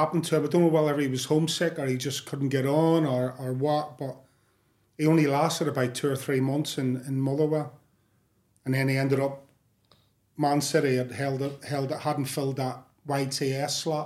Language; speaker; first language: English; native; English